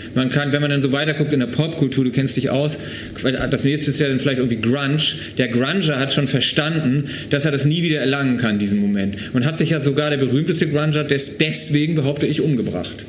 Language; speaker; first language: German; native; German